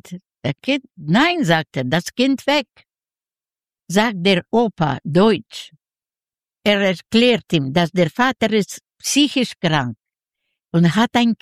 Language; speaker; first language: German; non-native, fluent; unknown